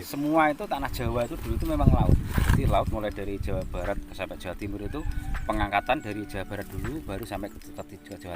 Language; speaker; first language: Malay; non-native, local second language; Javanese